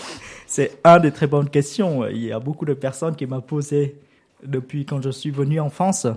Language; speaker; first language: French; non-native, learner; Vietnamese